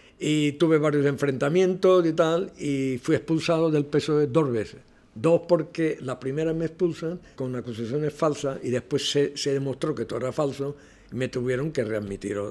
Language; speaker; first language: Spanish; non-native, local second language; Catalan